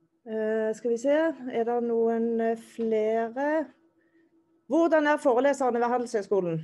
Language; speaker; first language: Norwegian; native; Norwegian